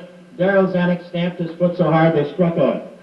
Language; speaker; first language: English; native; English